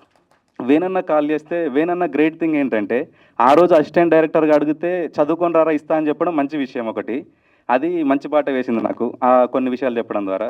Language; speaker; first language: Telugu; native; Telugu